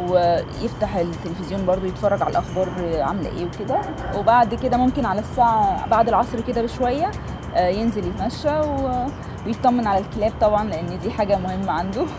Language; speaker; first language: Arabic; native; Arabic